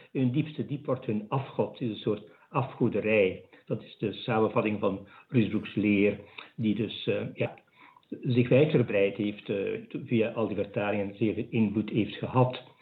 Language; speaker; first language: Dutch; native; Dutch